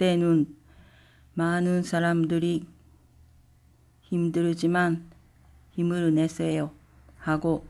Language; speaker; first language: Korean; non-native, learner; Japanese